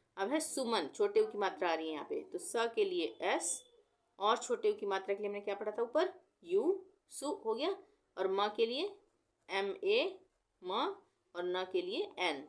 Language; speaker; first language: Hindi; native; Hindi